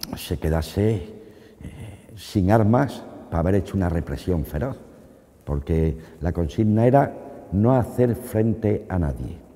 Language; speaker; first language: Spanish; native; Spanish